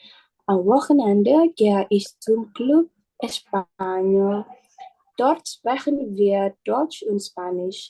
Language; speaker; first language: German; non-native, learner; Indonesian